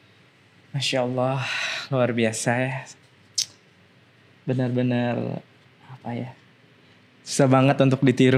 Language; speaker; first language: Indonesian; non-native, local second language; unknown